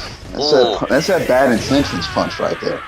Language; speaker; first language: English; native; English